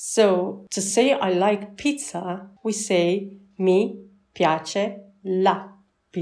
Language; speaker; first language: Italian; non-native, fluent; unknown